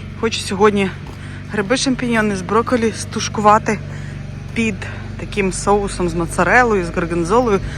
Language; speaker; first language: Ukrainian; native; Ukrainian